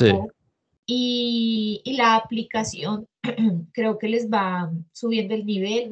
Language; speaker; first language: Spanish; native; Spanish